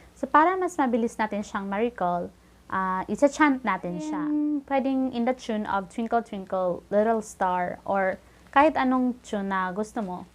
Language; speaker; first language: Filipino; native; Filipino